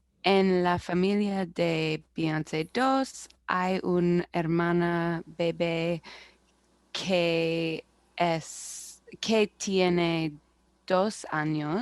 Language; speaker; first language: Spanish; non-native, learner; English